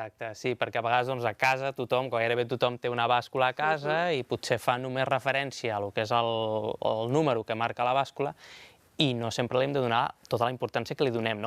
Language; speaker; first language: Catalan; native; Catalan